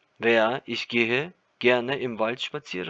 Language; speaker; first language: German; non-native, fluent; Turkish